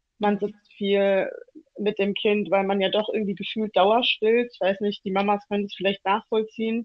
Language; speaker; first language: German; early bilingual, other home language; Italian